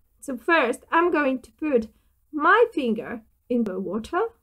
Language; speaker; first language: English; non-native, fluent; Polish